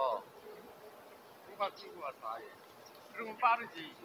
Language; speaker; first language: Korean; native; Korean